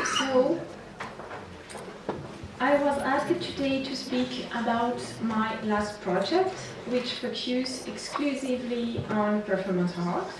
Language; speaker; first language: English; non-native, fluent; French